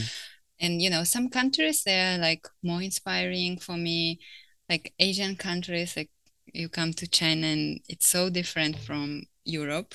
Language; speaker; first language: English; non-native, fluent; Ukrainian